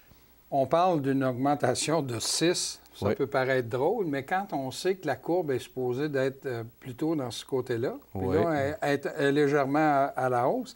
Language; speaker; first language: French; native; French